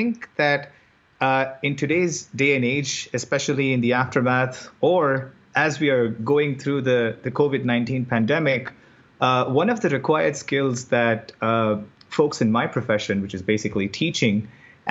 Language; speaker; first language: English; non-native, local second language; Tamil